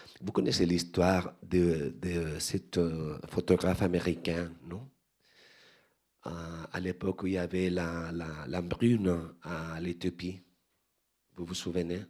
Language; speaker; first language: French; non-native, learner; Spanish